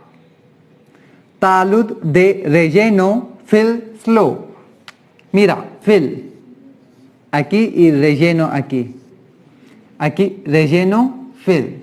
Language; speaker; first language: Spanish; non-native, learner; Hindi